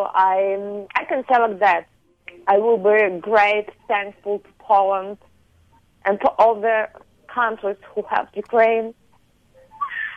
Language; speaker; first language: English; non-native, fluent; Ukrainian